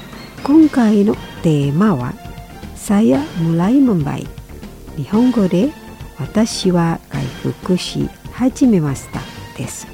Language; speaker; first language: Japanese; non-native, fluent; Indonesian